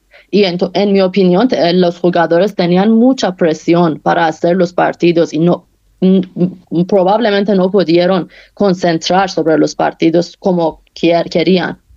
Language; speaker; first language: Spanish; non-native, fluent; Persian